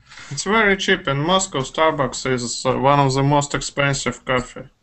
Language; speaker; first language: English; non-native, fluent; Russian